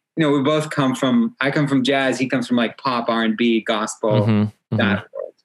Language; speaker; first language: English; early bilingual, other home language; Hebrew